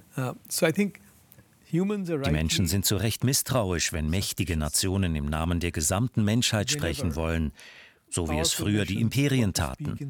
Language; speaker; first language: German; non-native, fluent; Hindi